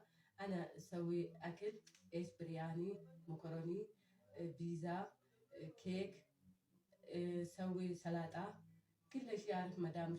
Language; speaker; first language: Arabic; non-native, learner; Oromo